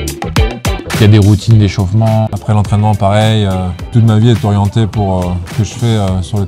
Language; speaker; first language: French; native; French